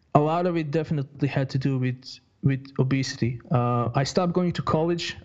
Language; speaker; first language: English; non-native, fluent; Croatian